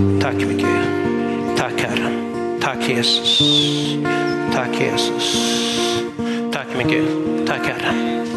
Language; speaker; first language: Swedish; non-native, fluent; Spanish